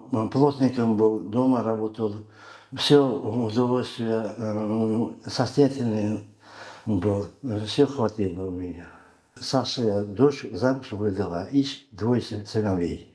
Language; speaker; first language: Russian; non-native, learner; Uzbek